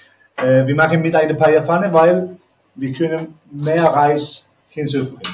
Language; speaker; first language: German; non-native, learner; Spanish